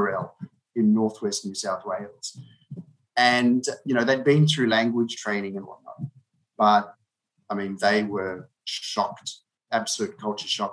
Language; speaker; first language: English; native; English